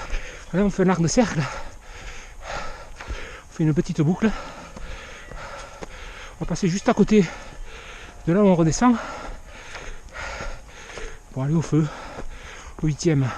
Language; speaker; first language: French; native; French